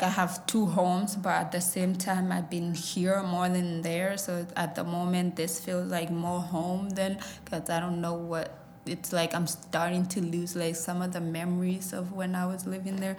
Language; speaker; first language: English; early bilingual, other home language; Somali